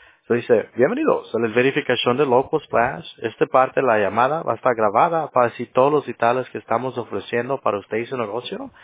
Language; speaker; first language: Spanish; native; Spanish